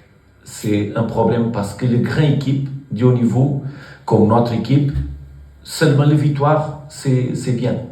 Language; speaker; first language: French; non-native, learner; Portuguese